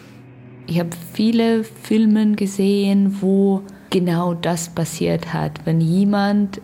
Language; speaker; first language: German; non-native, learner; Russian